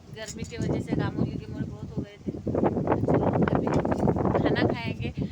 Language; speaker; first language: Hindi; non-native, local second language; Marathi